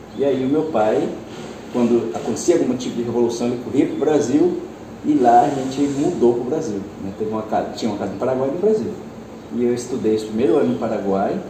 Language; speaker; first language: Portuguese; early bilingual, other home language; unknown